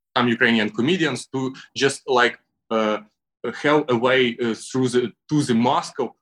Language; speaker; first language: English; non-native, learner; Ukrainian